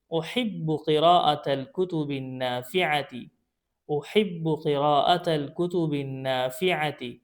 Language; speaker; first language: Arabic; non-native, fluent; Urdu